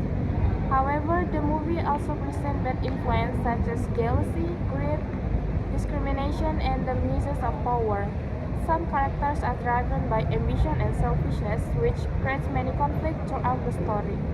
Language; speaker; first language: English; non-native, learner; Indonesian